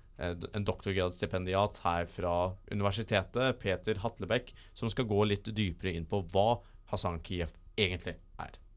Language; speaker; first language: Norwegian; native; Norwegian